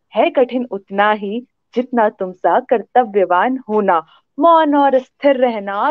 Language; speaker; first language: Hindi; native; Hindi